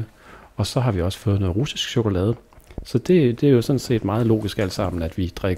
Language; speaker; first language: Danish; native; Danish